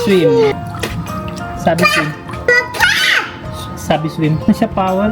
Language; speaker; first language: Filipino; non-native, learner; Punjabi